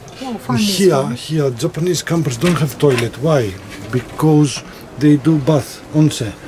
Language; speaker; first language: English; non-native, learner; Greek